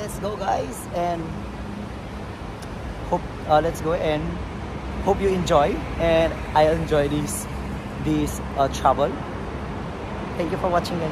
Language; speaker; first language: English; non-native, learner; Filipino